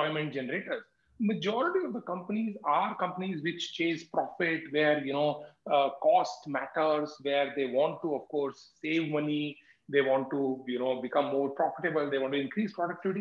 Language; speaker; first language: English; non-native, local second language; Hindi